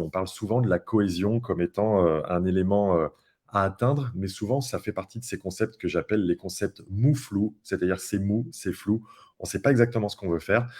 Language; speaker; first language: French; native; French